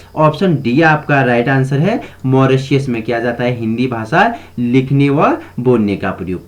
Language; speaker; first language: Hindi; native; Hindi